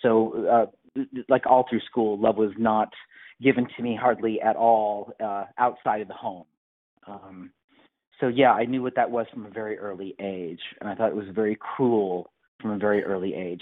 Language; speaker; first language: English; native; English